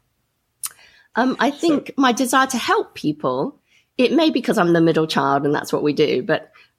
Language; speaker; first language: English; native; English